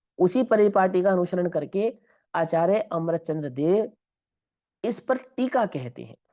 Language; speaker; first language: Hindi; non-native, local second language; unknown